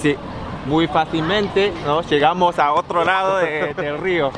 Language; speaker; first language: Spanish; non-native, fluent; Chinese